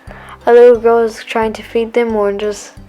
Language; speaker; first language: English; early bilingual, other home language; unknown